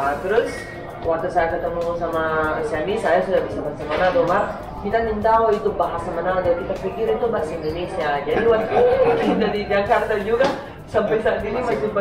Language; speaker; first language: Indonesian; non-native, fluent; Italian